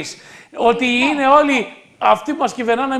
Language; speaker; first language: Greek; native; Greek